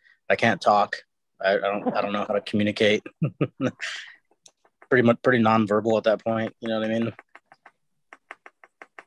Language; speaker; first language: English; native; English